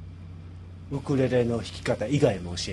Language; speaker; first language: Japanese; native; Japanese